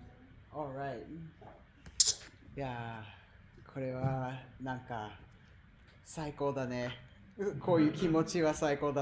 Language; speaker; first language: Japanese; non-native, fluent; English